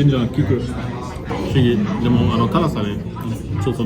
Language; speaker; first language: Japanese; non-native, fluent; French